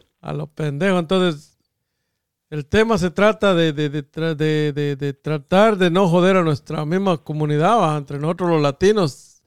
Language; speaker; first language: Spanish; native; Spanish